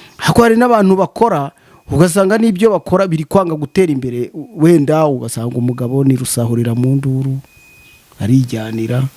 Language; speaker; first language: Kinyarwanda; native; Kinyarwanda